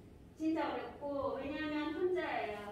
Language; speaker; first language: Korean; non-native, fluent; Filipino